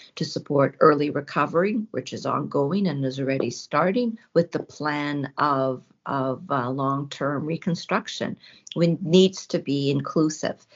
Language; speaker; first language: English; early bilingual, other home language; Ukrainian